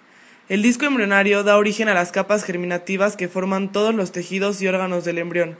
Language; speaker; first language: Spanish; native; Spanish